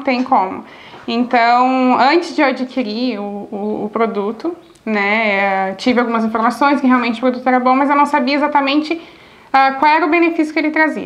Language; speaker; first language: Portuguese; native; Portuguese